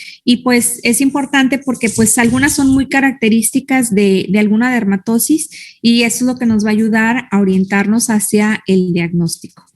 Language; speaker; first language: Spanish; native; Spanish